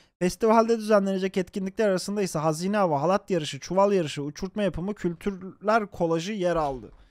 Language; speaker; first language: Turkish; native; Turkish